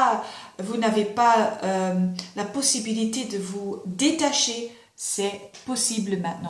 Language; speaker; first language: French; non-native, fluent; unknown